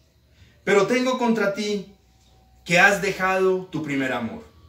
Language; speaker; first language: Spanish; native; Spanish